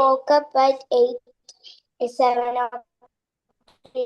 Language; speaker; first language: English; non-native, learner; Malayalam